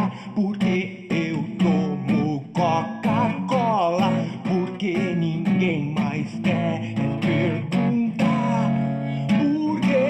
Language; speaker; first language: Portuguese; native; Portuguese